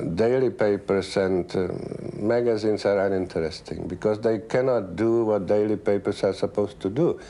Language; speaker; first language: English; non-native, fluent; Czech